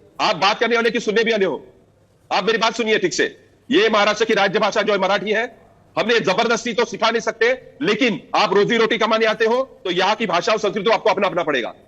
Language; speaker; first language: Hindi; non-native, local second language; Marathi